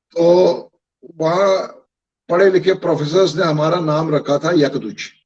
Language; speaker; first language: Hindi; non-native, local second language; Kashmiri